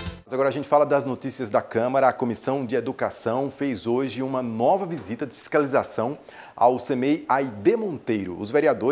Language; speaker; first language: Portuguese; native; Portuguese